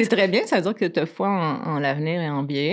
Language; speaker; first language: French; native; French